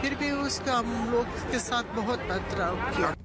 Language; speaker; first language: Hindi; non-native, learner; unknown